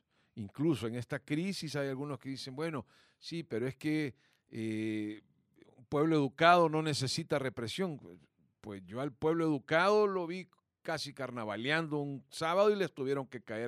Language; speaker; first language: Spanish; native; Spanish